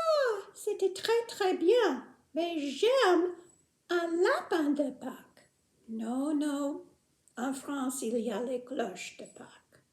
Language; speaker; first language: French; non-native, fluent; English